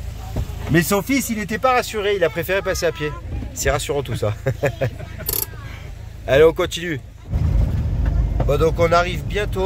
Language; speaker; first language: French; native; French